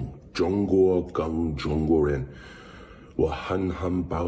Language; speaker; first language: Chinese; non-native, learner; English